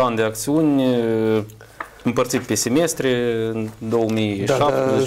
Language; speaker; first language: Romanian; native; Romanian